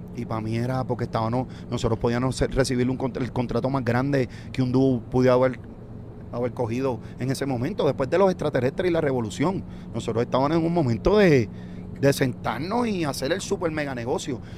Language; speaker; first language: Spanish; native; Spanish